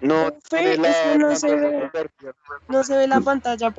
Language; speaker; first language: Spanish; native; Spanish